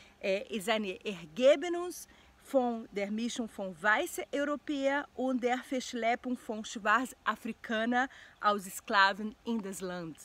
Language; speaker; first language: German; non-native, learner; Portuguese